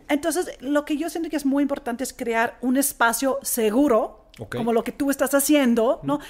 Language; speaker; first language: Spanish; non-native, fluent; English